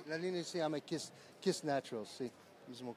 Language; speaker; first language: Spanish; non-native, learner; English